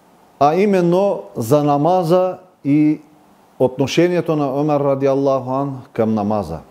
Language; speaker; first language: Bulgarian; non-native, local second language; Turkish